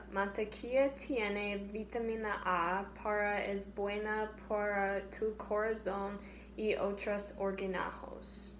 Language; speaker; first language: Spanish; non-native, learner; English